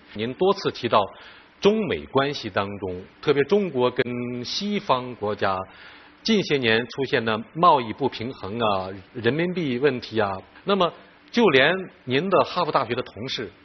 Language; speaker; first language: Chinese; native; Chinese